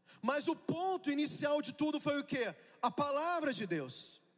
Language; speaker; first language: Portuguese; native; Portuguese